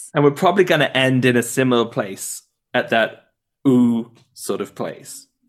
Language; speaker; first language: English; native; English